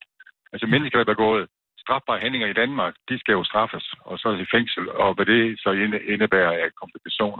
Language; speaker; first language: Danish; native; Danish